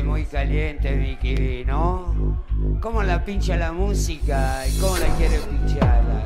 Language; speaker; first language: Spanish; non-native, learner; Italian